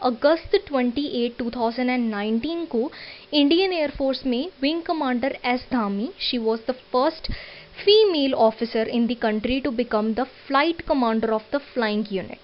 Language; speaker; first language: Hindi; native; Hindi